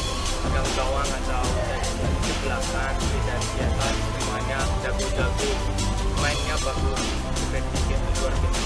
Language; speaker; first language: Indonesian; non-native, learner; Malagasy